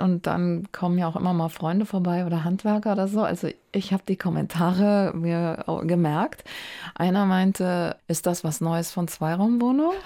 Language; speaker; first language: German; native; German